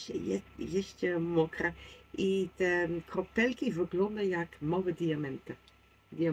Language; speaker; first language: Polish; non-native, learner; Dutch